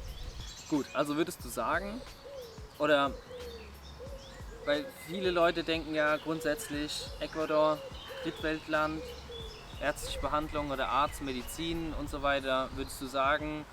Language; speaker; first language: German; native; German